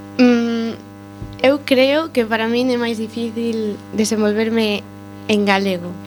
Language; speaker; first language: Galician; non-native, local second language; Spanish